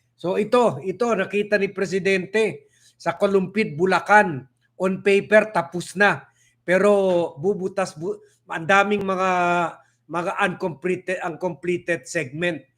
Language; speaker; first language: Filipino; native; Filipino